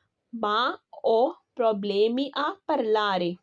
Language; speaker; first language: Italian; non-native, learner; Urdu